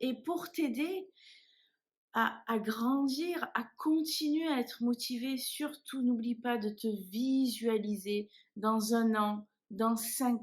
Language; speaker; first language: French; native; French